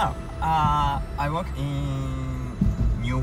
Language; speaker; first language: English; non-native, learner; Japanese